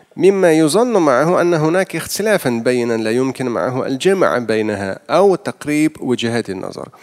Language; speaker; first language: Arabic; non-native, fluent; Russian